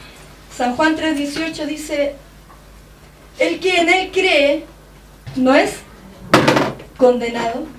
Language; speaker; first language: Spanish; native; Spanish